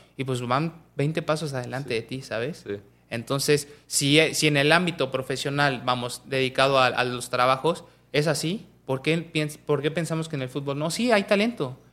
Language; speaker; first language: Spanish; native; Spanish